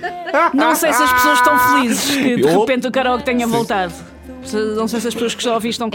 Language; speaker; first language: Portuguese; native; Portuguese